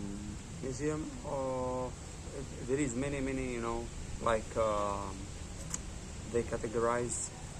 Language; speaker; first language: English; non-native, learner; Arabic